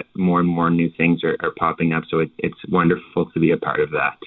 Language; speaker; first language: English; native; English